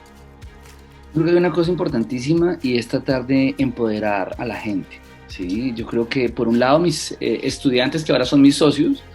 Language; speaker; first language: Spanish; native; Spanish